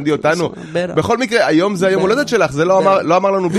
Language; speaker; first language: Hebrew; native; Hebrew